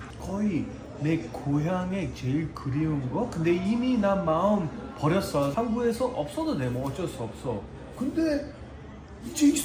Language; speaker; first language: Korean; non-native, learner; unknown